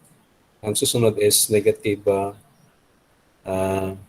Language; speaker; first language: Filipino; native; Filipino